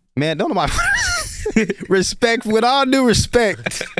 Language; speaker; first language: English; native; English